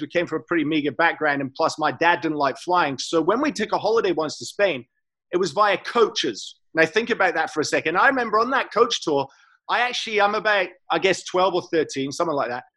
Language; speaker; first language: English; native; English